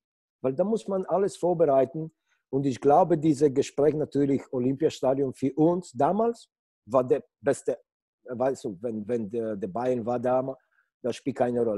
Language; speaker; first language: German; non-native, learner; Polish